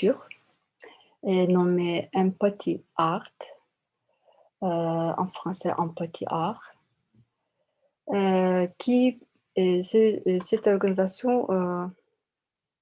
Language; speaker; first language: French; non-native, learner; Turkish